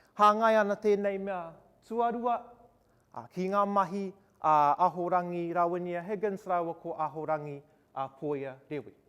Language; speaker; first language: Māori; non-native, local second language; English